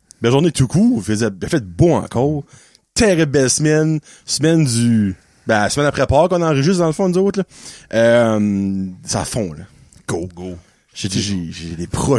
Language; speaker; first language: French; native; French